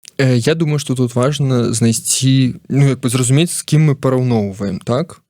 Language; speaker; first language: Belarusian; non-native, local second language; Russian